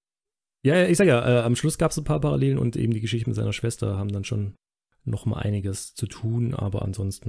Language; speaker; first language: German; native; German